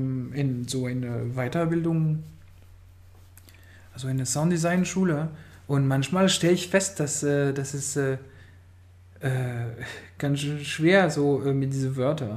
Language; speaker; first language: German; non-native, fluent; French